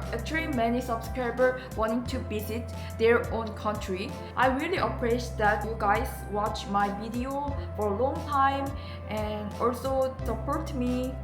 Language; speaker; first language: English; non-native, learner; Korean